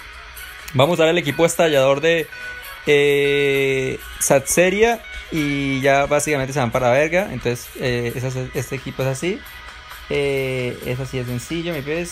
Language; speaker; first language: Spanish; native; Spanish